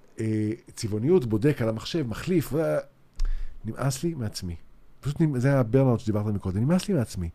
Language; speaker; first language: Hebrew; native; Hebrew